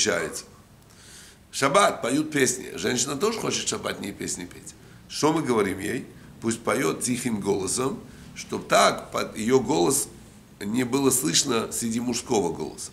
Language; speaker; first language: Russian; native; Russian